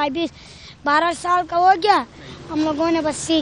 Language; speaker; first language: Hindi; non-native, local second language; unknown